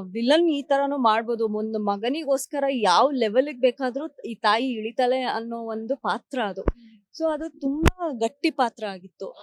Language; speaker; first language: Kannada; non-native, local second language; Kodava